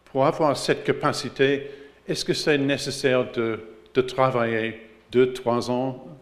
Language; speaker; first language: French; non-native, learner; English